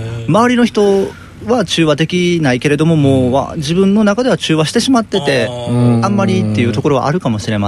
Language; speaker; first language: Japanese; native; Japanese